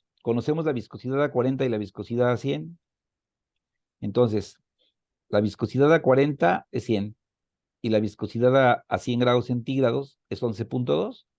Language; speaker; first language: Spanish; native; Spanish